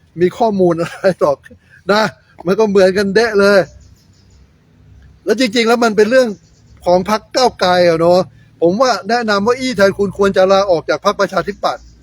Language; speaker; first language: Thai; native; Thai